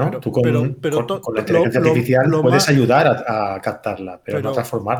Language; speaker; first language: Spanish; native; Spanish